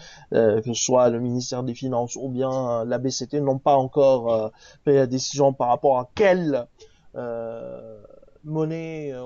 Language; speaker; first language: French; non-native, local second language; Arabic